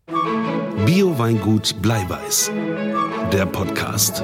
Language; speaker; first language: German; native; German